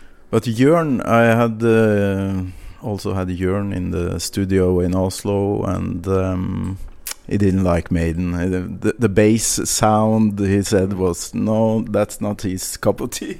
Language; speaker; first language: English; non-native, fluent; Norwegian